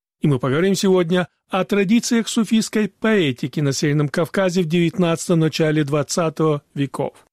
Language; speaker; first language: Russian; non-native, local second language; Chechen